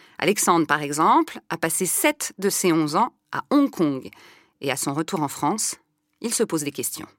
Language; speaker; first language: French; native; French